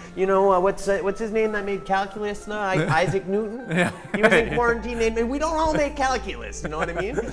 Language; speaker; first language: English; native; English